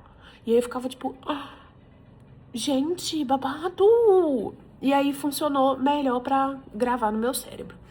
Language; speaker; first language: Portuguese; native; Portuguese